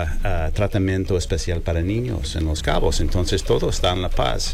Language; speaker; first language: Spanish; non-native, learner; English